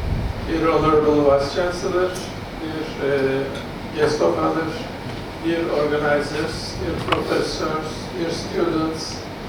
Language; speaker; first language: English; non-native, fluent; Turkish